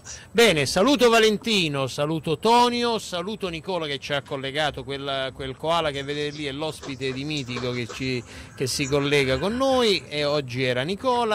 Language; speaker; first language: Italian; native; Italian